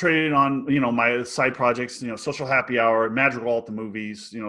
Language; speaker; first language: English; native; English